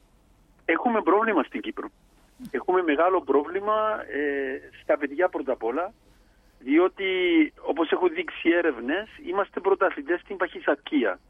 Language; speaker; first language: Greek; native; Greek